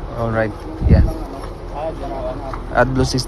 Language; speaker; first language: English; non-native, learner; Filipino